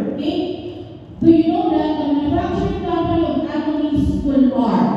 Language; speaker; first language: English; non-native, local second language; Cebuano